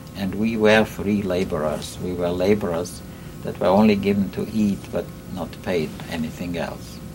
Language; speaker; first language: English; non-native, fluent; Yiddish